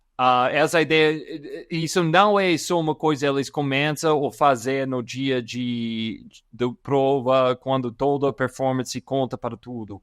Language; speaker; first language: Portuguese; non-native, fluent; English